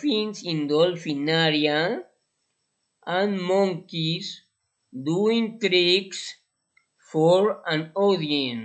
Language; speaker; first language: English; non-native, fluent; Spanish